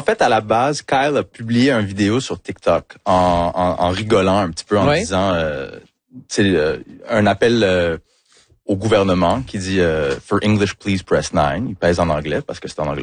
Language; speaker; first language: French; early bilingual, other home language; English